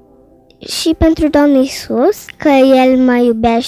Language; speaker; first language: Romanian; early bilingual, heritage; Romanian